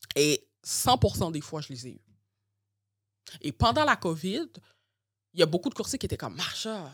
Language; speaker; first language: French; early bilingual, other home language; Haitian Creole